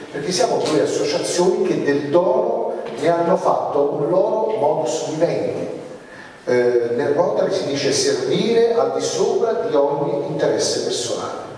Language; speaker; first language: Italian; native; Italian